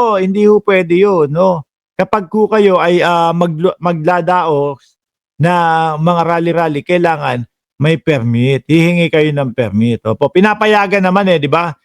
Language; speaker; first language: Filipino; native; Filipino